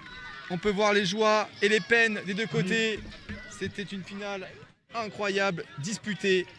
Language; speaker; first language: French; native; French